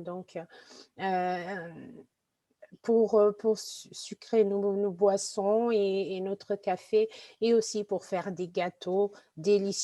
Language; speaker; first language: French; non-native, fluent; Portuguese